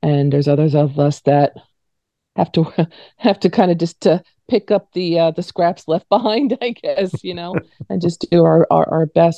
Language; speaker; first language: English; native; English